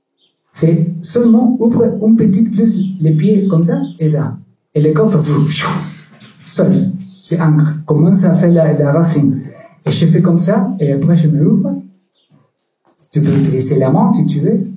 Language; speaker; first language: French; non-native, learner; Spanish